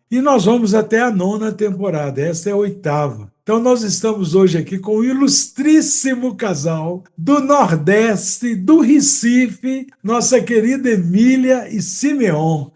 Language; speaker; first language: Portuguese; native; Portuguese